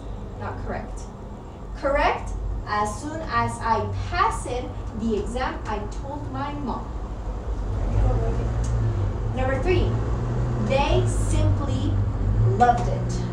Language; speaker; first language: English; non-native, fluent; Spanish